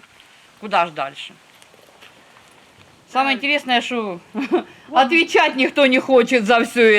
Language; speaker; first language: Russian; native; Russian